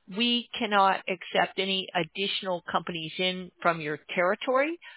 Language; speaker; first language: English; native; English